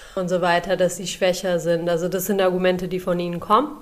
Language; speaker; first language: German; early bilingual, other home language; Urdu